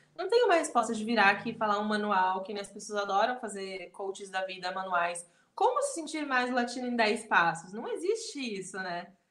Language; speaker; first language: Portuguese; native; Portuguese